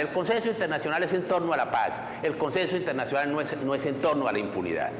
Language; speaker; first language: Spanish; native; Spanish